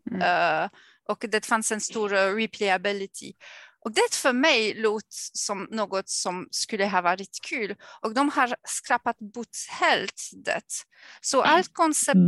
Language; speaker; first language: Swedish; non-native, fluent; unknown